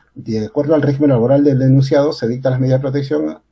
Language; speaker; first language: Spanish; native; Spanish